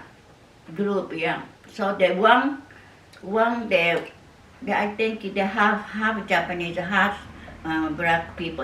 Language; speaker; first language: English; non-native, learner; Japanese